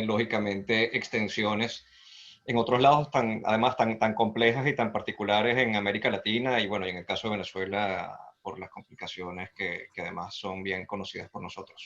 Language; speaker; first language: Spanish; native; Spanish